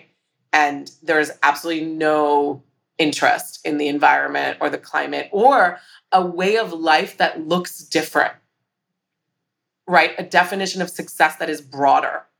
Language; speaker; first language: English; native; English